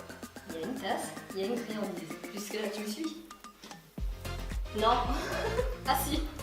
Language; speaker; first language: French; native; French